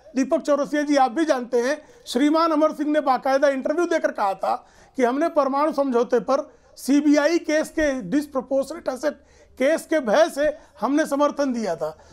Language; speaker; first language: Hindi; native; Hindi